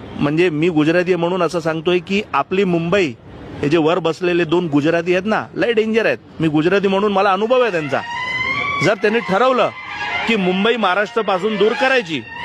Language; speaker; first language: Marathi; non-native, local second language; Gujarati